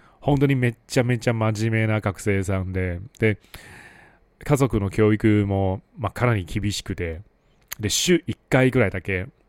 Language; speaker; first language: Japanese; non-native, fluent; Chinese